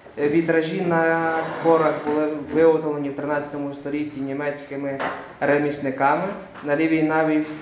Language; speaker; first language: Ukrainian; native; Ukrainian